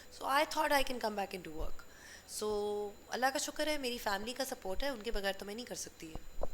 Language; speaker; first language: Urdu; native; Urdu